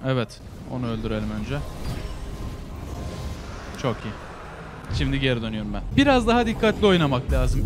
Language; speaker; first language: Turkish; native; Turkish